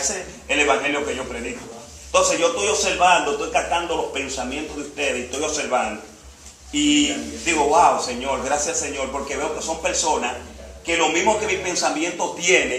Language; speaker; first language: Spanish; native; Spanish